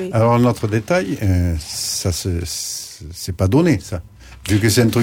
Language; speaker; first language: French; native; French